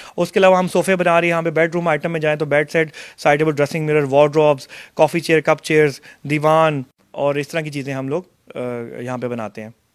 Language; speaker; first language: Urdu; non-native, local second language; Punjabi